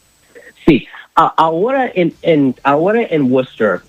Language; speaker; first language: Spanish; non-native, learner; English